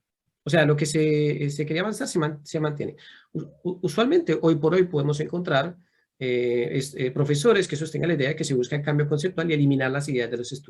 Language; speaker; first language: Spanish; native; Spanish